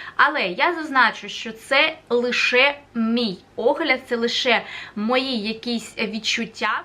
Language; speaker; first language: Ukrainian; native; Ukrainian